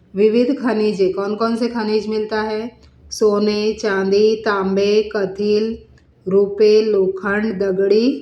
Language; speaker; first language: Hindi; non-native, local second language; Marathi